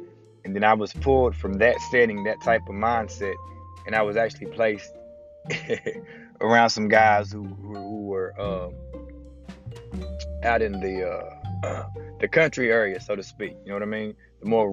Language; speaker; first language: English; native; English